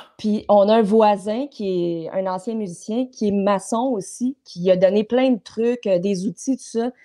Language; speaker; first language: French; native; French